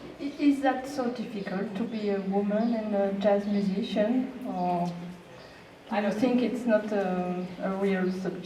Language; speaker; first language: English; non-native, learner; French